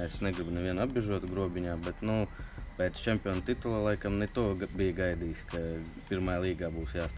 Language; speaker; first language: Latvian; native; Latvian